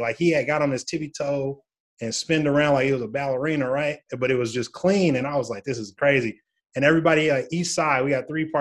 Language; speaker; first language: English; native; English